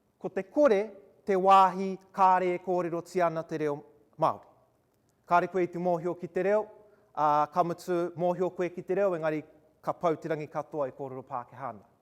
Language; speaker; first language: Māori; non-native, local second language; English